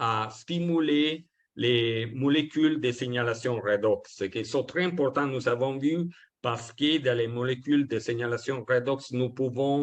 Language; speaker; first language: French; non-native, learner; Italian